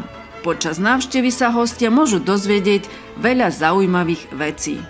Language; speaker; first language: Slovak; native; Slovak